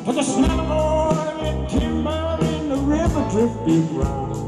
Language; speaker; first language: English; native; English